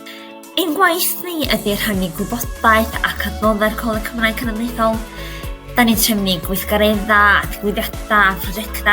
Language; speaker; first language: Welsh; native; Welsh